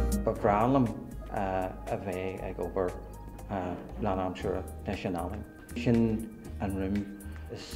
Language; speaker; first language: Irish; non-native, learner; English